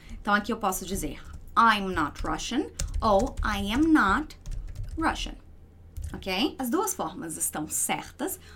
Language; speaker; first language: Portuguese; native; Portuguese